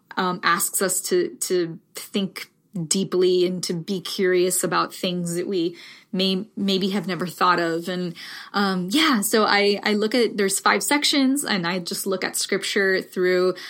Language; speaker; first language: English; early bilingual, other home language; Spanish